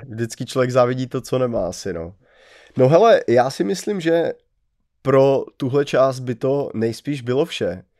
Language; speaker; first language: Czech; native; Czech